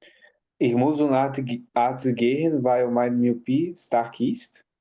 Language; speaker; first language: German; non-native, learner; Portuguese